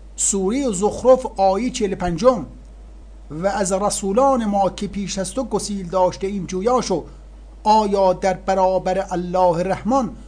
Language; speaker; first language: Persian; native; Persian